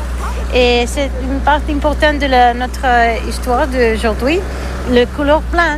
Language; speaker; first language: French; non-native, learner; Catalan